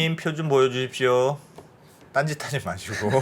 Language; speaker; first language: Korean; native; Korean